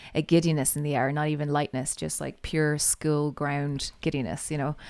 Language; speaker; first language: English; native; English